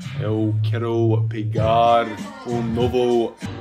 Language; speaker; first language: Portuguese; non-native, learner; English